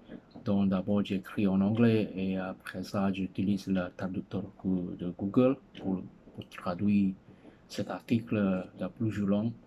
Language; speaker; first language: French; non-native, learner; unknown